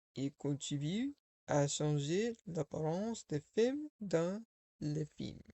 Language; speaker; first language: French; non-native, learner; English